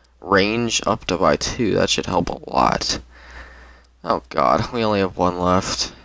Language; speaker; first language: English; native; English